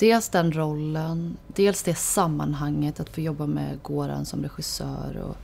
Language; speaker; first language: Swedish; native; Swedish